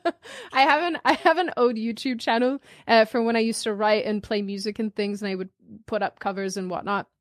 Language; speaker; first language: English; native; English